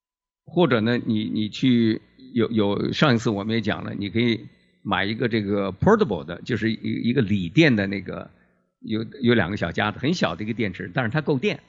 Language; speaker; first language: Chinese; native; Chinese